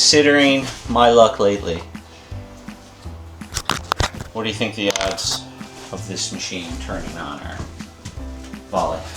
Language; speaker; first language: English; native; English